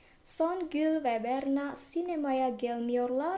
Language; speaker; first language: Turkish; non-native, fluent; Indonesian